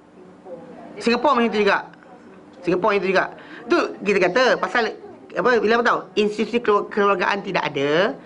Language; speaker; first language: Malay; native; Malay